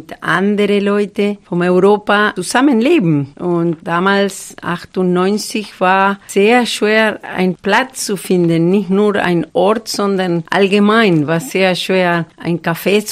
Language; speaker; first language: German; non-native, fluent; Spanish